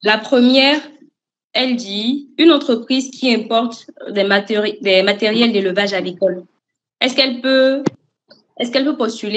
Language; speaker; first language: French; native; French